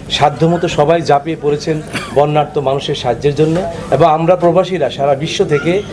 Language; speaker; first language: Bangla; native; Bangla